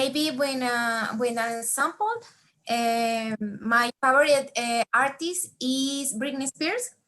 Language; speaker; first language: English; non-native, learner; Spanish